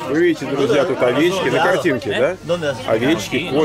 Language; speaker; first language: Russian; native; Russian